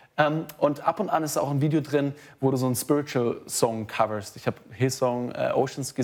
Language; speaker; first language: German; native; German